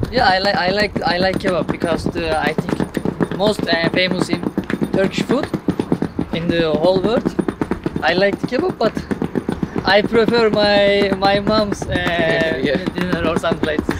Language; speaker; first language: English; non-native, learner; Turkish